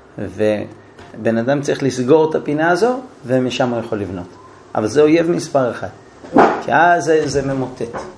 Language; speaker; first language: Hebrew; native; Hebrew